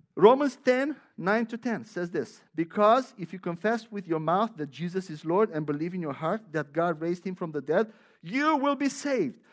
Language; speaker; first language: English; non-native, fluent; Romanian